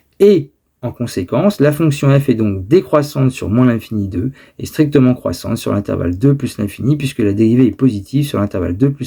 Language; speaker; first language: French; native; French